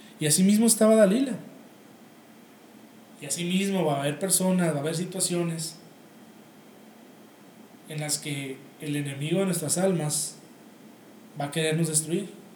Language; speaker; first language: Spanish; native; Spanish